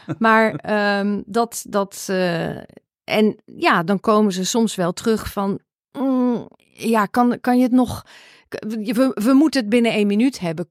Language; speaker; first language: Dutch; early bilingual, heritage; Dutch